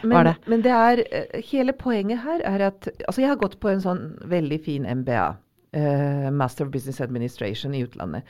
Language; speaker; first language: Norwegian; non-native, fluent; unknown